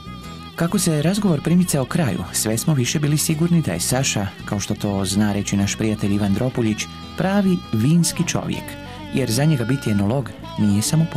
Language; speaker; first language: Croatian; native; Croatian